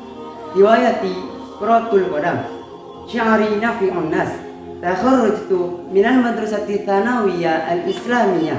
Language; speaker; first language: Arabic; non-native, learner; Indonesian